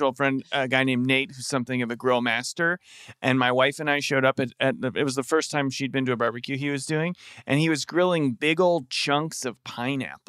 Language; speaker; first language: English; native; English